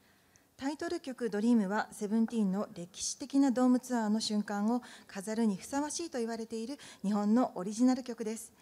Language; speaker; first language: Japanese; native; Japanese